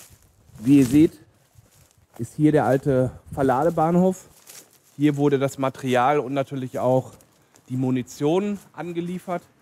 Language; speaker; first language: German; native; German